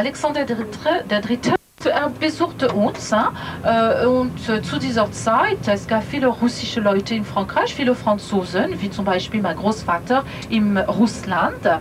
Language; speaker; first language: German; non-native, fluent; French